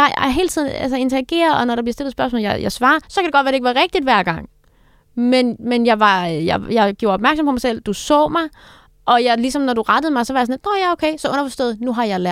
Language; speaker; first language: Danish; native; Danish